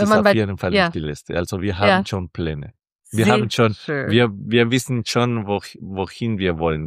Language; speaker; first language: German; non-native, fluent; Spanish